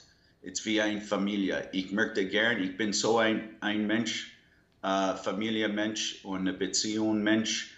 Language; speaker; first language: German; non-native, learner; English